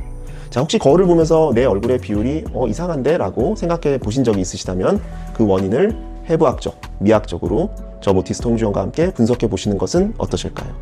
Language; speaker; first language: Korean; native; Korean